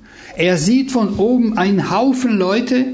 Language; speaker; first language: German; non-native, fluent; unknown